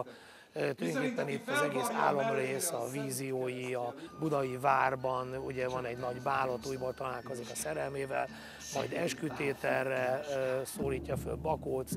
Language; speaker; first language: Hungarian; native; Hungarian